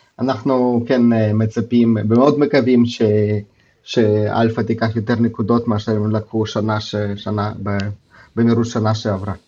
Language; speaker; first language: Hebrew; non-native, fluent; Russian